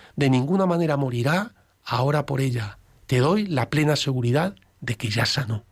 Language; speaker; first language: Spanish; native; Spanish